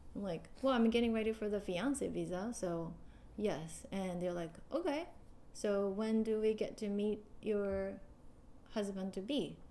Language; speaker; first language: English; non-native, fluent; Japanese